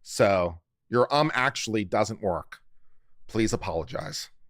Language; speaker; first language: English; native; English